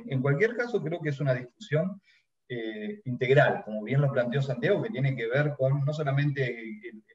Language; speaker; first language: Spanish; native; Spanish